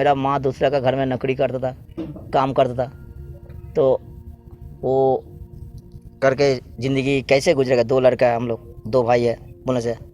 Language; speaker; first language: Hindi; non-native, local second language; Bangla